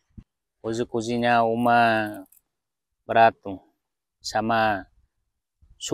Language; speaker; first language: Portuguese; non-native, learner; Vietnamese